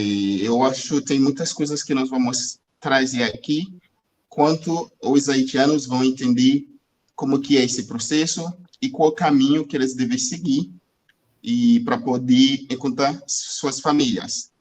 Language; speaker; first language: Portuguese; non-native, fluent; Haitian Creole